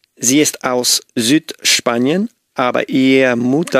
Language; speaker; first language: German; non-native, learner; Spanish